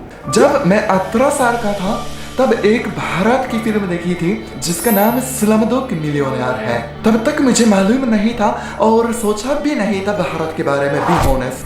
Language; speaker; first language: Hindi; non-native, fluent; Japanese